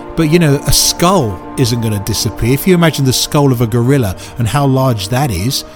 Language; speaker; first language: English; native; English